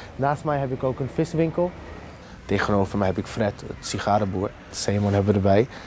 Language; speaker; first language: Dutch; non-native, fluent; English